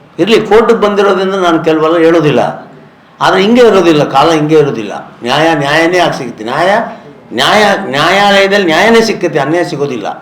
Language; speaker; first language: Kannada; native; Kannada